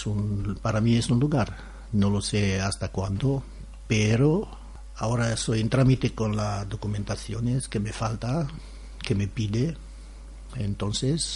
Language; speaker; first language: Spanish; non-native, learner; Romanian